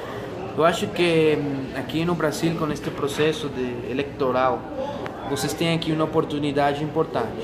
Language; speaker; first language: Portuguese; non-native, fluent; Spanish